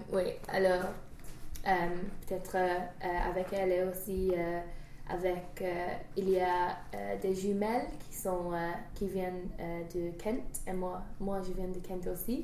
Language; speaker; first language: French; non-native, learner; English